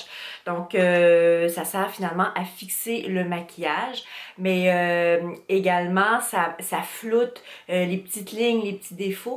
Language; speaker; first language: French; native; French